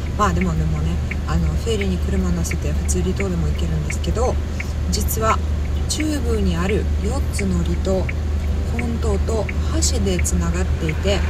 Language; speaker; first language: Japanese; non-native, fluent; Russian